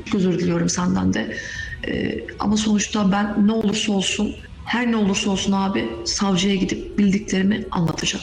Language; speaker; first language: Turkish; native; Turkish